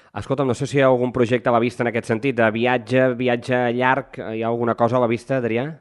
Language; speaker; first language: Catalan; native; Catalan